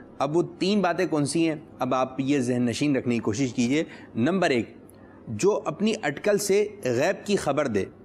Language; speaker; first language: Urdu; native; Urdu